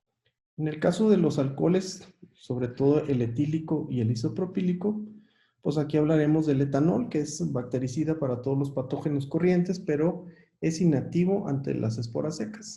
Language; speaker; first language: Spanish; native; Spanish